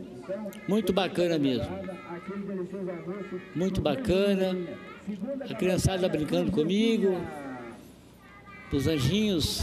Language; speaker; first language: Portuguese; native; Portuguese